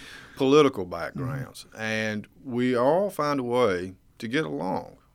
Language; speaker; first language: English; native; English